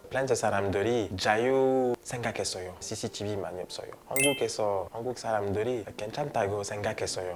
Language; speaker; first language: Korean; non-native, learner; French